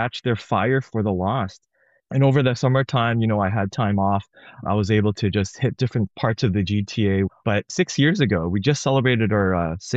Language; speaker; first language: English; native; English